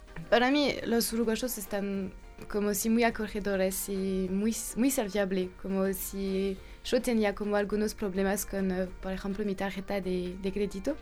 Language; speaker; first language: Spanish; non-native, learner; French